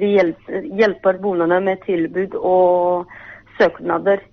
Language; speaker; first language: Norwegian; non-native, fluent; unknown